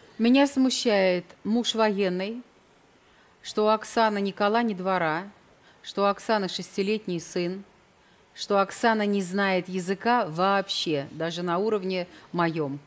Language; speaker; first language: Russian; native; Russian